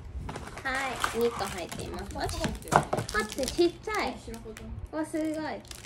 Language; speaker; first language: Japanese; early bilingual, heritage; English